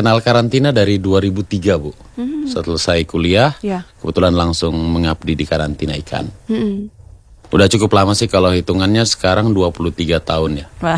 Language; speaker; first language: Indonesian; native; Indonesian